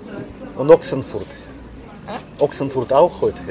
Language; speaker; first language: German; non-native, learner; Russian